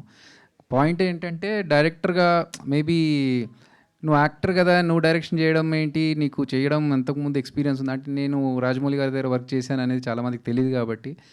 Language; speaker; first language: Telugu; native; Telugu